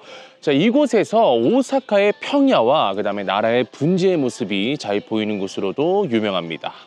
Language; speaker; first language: Korean; native; Korean